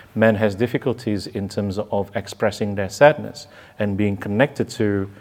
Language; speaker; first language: English; non-native, fluent; Indonesian